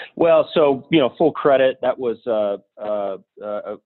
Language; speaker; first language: English; native; English